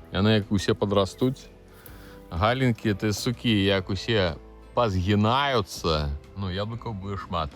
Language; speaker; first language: Belarusian; native; Belarusian